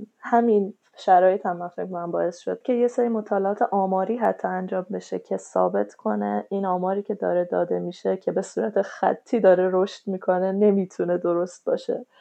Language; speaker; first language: Persian; native; Persian